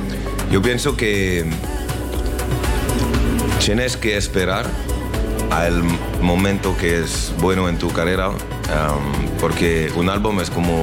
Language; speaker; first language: Spanish; non-native, learner; French